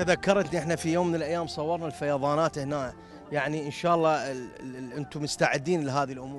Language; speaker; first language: Arabic; native; Arabic